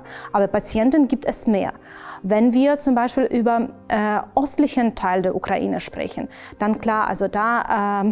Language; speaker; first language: German; non-native, fluent; Ukrainian